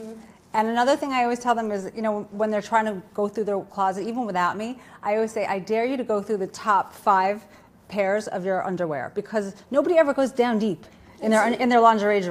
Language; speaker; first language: English; native; English